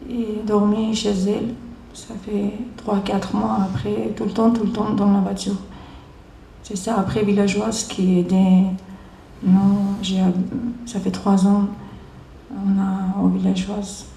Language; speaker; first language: French; non-native, learner; Georgian